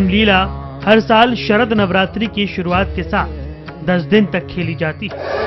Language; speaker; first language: Hindi; native; Hindi